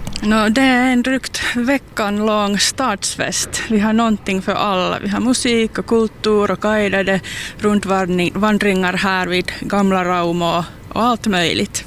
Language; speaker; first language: Swedish; non-native, local second language; Finnish